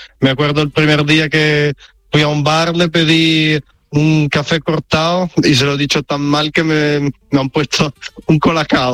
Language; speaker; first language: Spanish; non-native, fluent; Italian